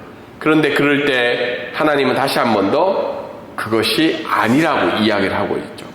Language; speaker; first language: Korean; native; Korean